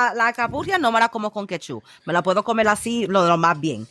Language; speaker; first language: Spanish; early bilingual, heritage; Spanish